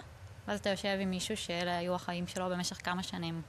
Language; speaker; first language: Hebrew; native; Hebrew